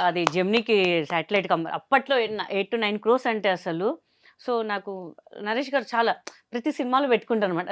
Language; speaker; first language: Telugu; non-native, local second language; Hindi